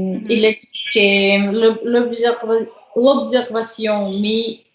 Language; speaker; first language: French; non-native, learner; Russian